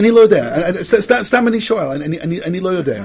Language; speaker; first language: Hebrew; non-native, fluent; English